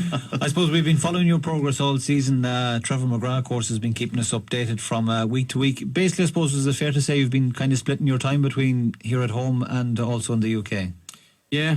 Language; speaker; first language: English; native; English